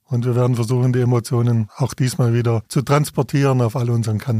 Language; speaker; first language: German; native; German